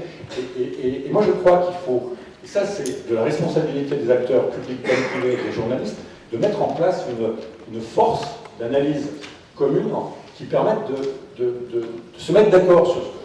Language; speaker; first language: French; native; French